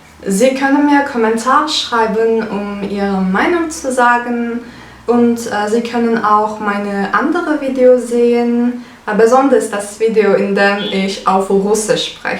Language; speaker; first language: German; non-native, fluent; Turkish